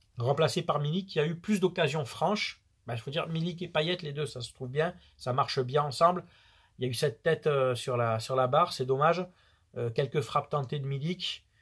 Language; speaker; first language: French; native; French